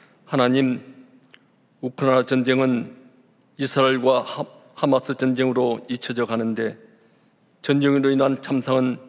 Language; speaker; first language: Korean; native; Korean